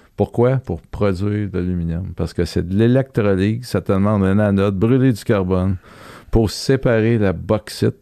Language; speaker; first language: French; native; French